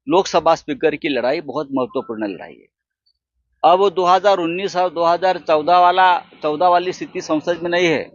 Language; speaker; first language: Hindi; non-native, local second language; Marathi